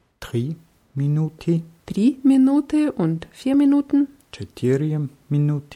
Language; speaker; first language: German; non-native, fluent; Russian